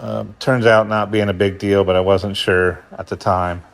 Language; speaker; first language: English; native; English